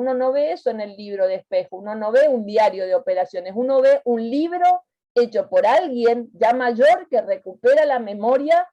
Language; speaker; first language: Spanish; native; Spanish